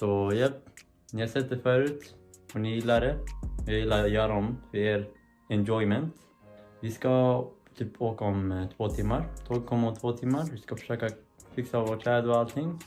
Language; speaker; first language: Swedish; early bilingual, other home language; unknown